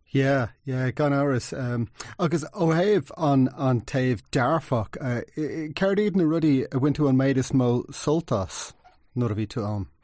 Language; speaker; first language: Irish; non-native, local second language; English